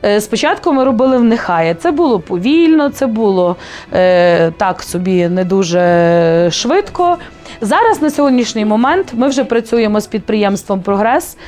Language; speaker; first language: Ukrainian; native; Ukrainian